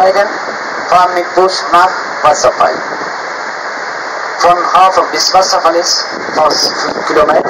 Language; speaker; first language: German; non-native, learner; Turkish